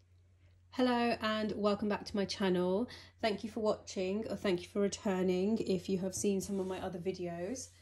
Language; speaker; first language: English; native; English